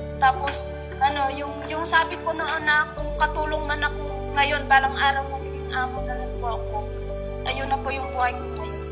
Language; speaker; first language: Filipino; non-native, local second language; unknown